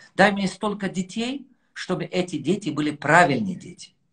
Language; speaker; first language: Russian; non-native, local second language; Tajik